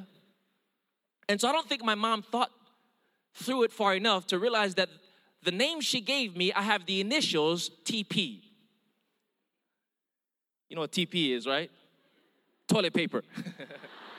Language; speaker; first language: English; early bilingual, other home language; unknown